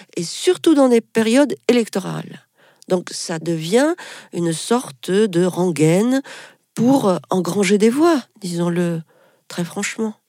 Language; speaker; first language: French; non-native, local second language; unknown